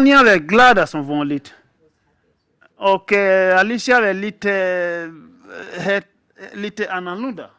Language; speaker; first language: Swedish; non-native, fluent; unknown